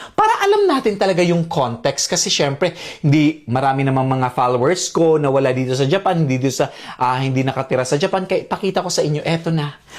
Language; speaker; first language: Filipino; native; Filipino